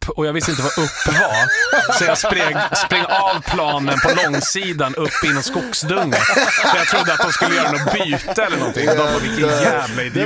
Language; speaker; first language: Swedish; native; Swedish